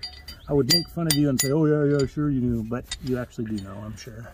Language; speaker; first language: English; native; English